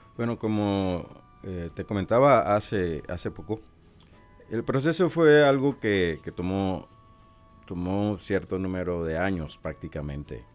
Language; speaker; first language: Spanish; native; Spanish